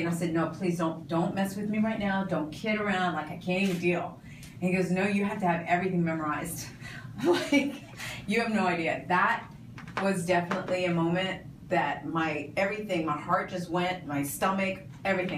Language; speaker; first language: English; native; English